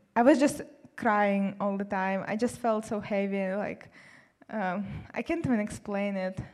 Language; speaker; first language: English; non-native, fluent; Russian